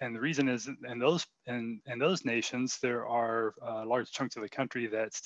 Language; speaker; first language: English; native; English